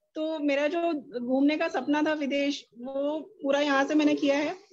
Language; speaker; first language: Hindi; native; Hindi